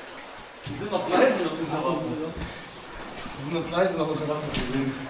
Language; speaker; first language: German; native; German